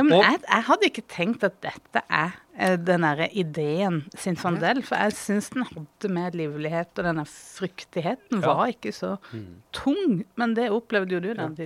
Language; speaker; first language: Norwegian; native; Norwegian